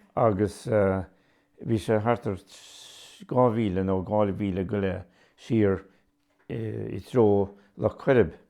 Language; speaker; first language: Irish; native; Irish